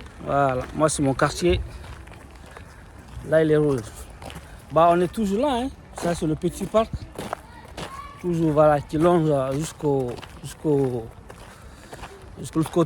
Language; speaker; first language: French; native; French